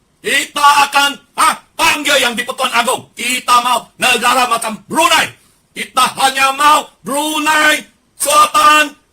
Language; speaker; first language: Malay; non-native, local second language; Chinese